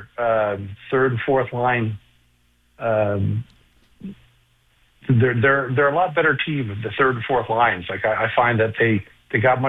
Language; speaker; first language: English; native; English